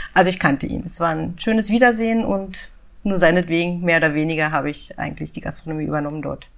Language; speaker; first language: German; native; German